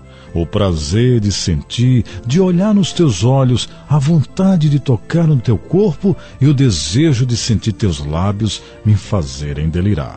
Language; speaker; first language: Portuguese; native; Portuguese